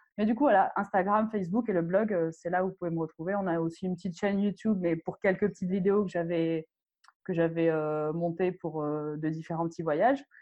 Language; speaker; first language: French; non-native, local second language; Arabic